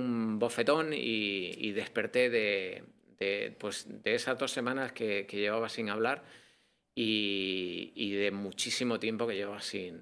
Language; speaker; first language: Spanish; native; Spanish